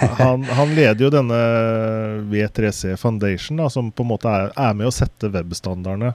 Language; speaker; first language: Norwegian; native; Norwegian